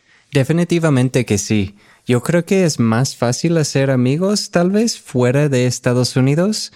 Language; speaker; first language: Spanish; non-native, fluent; English